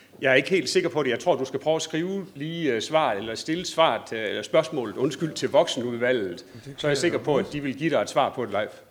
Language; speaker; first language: Danish; native; Danish